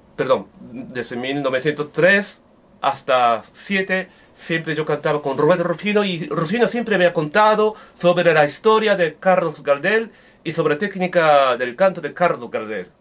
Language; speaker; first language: Spanish; non-native, learner; Japanese